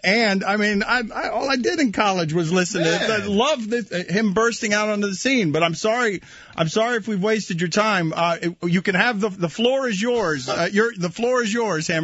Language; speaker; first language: English; early bilingual, other home language; Spanish